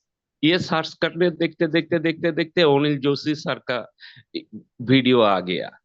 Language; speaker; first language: Hindi; non-native, learner; Bangla